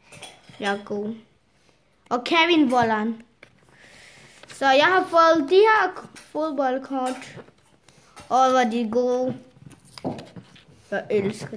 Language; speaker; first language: Danish; early bilingual, other home language; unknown